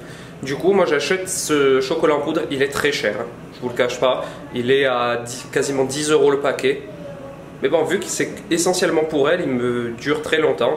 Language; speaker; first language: French; native; French